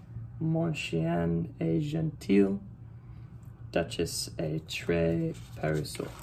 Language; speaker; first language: French; non-native, learner; English